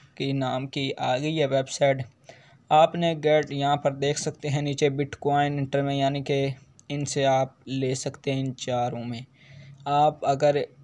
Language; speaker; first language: Hindi; native; Hindi